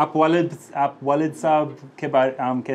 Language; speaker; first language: Hindi; non-native, learner; English